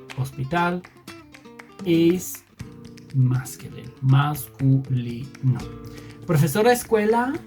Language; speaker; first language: Spanish; non-native, fluent; English